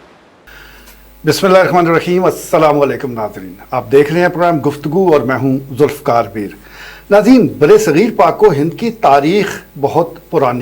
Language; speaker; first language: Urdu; non-native, local second language; Punjabi